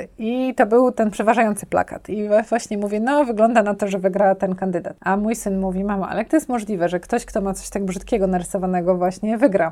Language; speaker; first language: Polish; native; Polish